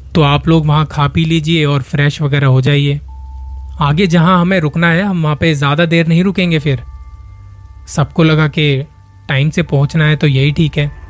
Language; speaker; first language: Hindi; native; Hindi